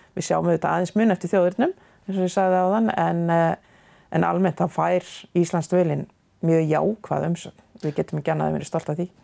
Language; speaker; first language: Icelandic; native; Icelandic